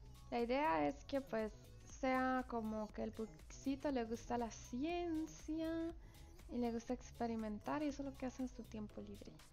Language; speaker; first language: Spanish; native; Spanish